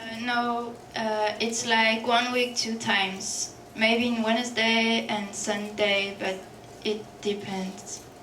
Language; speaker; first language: English; non-native, fluent; French